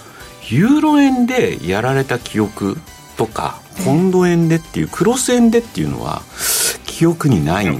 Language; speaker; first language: Japanese; native; Japanese